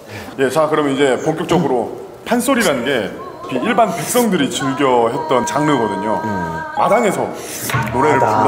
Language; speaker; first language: Korean; native; Korean